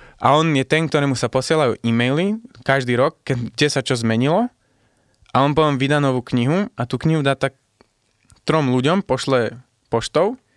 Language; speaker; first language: Slovak; early bilingual, heritage; Slovak